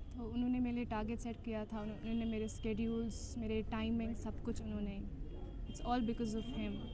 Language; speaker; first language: Hindi; non-native, local second language; Kashmiri